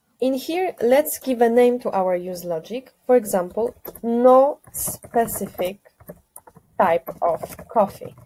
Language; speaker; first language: English; non-native, fluent; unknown